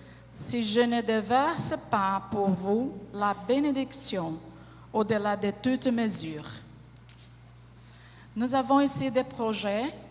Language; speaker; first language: French; non-native, learner; Portuguese